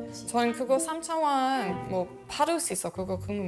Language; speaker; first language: Korean; non-native, learner; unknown